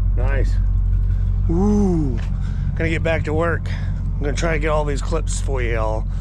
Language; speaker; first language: English; native; English